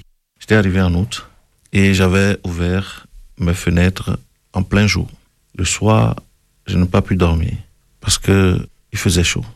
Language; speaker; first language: French; non-native, local second language; Ewe